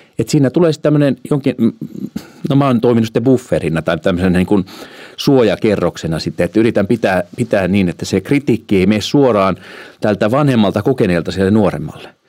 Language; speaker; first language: Finnish; early bilingual, heritage; Finnish